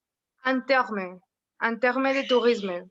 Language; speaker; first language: French; non-native, learner; Spanish